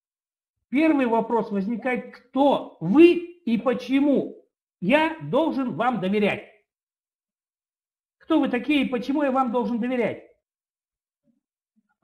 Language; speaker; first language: Russian; native; Russian